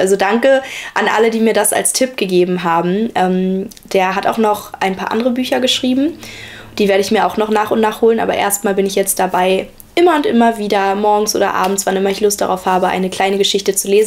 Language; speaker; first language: German; native; German